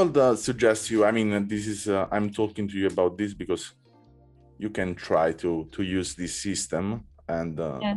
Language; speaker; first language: English; non-native, learner; Italian